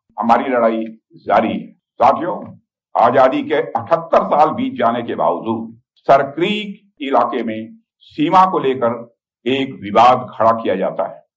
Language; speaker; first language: Hindi; native; Hindi